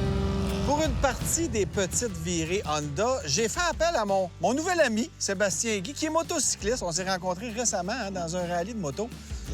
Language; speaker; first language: French; native; French